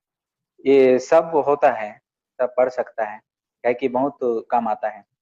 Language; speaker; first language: Hindi; non-native, local second language; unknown